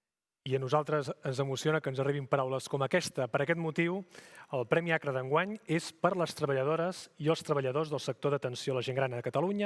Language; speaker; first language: Catalan; native; Catalan